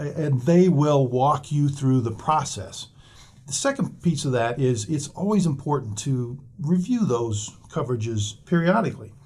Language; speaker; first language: English; native; English